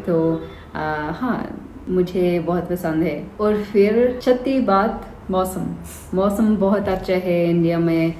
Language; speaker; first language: Hindi; non-native, learner; English